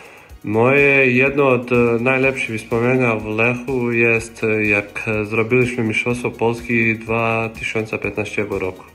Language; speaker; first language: Polish; non-native, learner; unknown